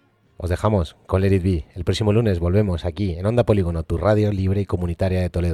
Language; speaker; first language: Spanish; native; Spanish